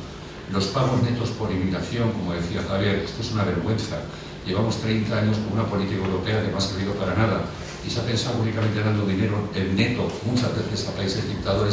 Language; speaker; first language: Spanish; native; Spanish